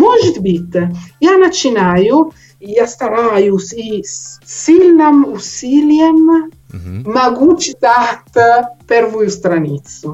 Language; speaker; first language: Russian; non-native, learner; Italian